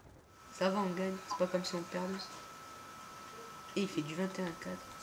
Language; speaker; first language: French; native; French